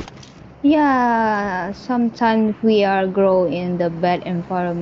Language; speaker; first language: English; non-native, learner; Indonesian